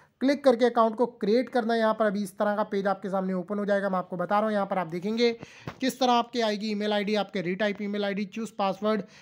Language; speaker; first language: Hindi; native; Hindi